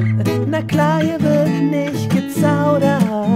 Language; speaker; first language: German; native; German